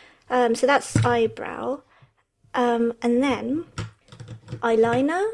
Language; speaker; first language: English; early bilingual, other home language; Japanese